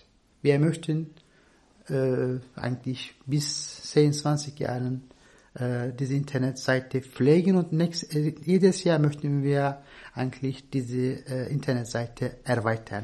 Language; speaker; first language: German; non-native, fluent; Turkish